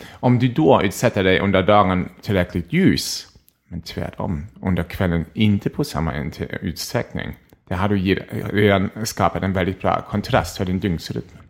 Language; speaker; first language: Swedish; non-native, fluent; German